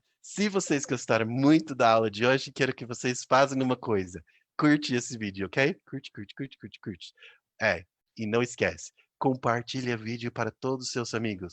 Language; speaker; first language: Portuguese; non-native, fluent; English